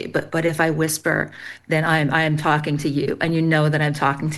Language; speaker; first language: English; native; English